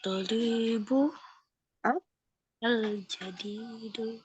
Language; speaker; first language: Arabic; non-native, learner; Indonesian